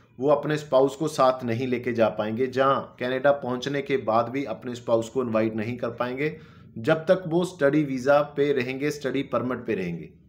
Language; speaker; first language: Hindi; non-native, local second language; Punjabi